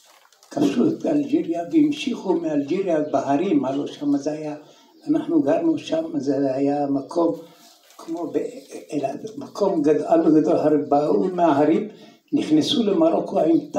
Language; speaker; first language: Hebrew; early bilingual, other home language; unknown